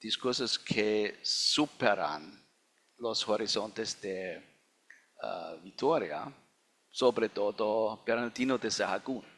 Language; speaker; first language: Spanish; non-native, fluent; German